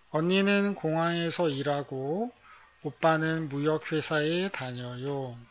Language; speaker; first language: Korean; native; Korean